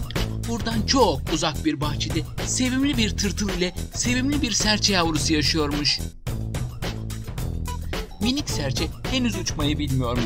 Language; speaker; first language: Turkish; native; Turkish